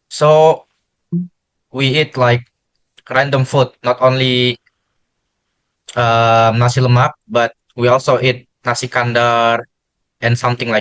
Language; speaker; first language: English; non-native, learner; Indonesian